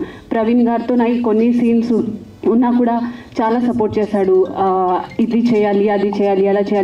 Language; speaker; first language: Telugu; non-native, learner; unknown